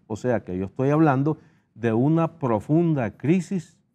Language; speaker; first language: Spanish; native; Spanish